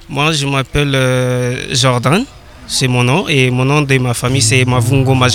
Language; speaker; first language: French; non-native, local second language; Lingala